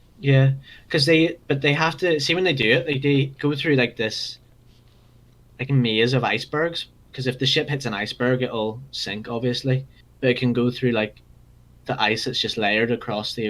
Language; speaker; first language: English; native; English